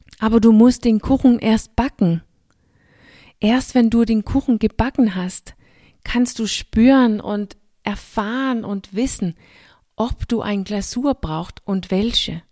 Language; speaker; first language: German; non-native, fluent; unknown